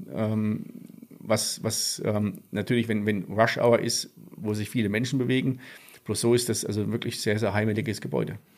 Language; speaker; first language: German; native; German